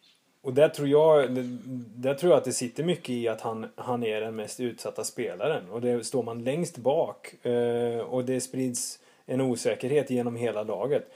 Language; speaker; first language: Swedish; native; Swedish